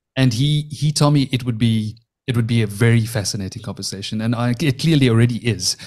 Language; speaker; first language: English; native; English